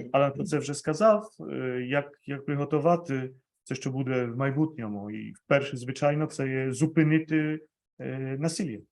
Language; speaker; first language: Ukrainian; non-native, fluent; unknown